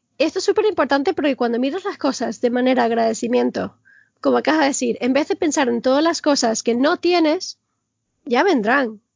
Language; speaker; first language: Spanish; early bilingual, heritage; Spanish